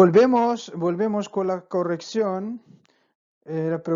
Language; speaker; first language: Spanish; non-native, fluent; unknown